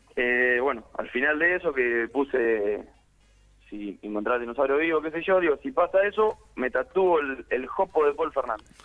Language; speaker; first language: Spanish; native; Spanish